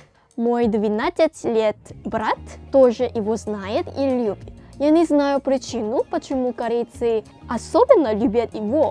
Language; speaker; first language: Russian; non-native, fluent; Korean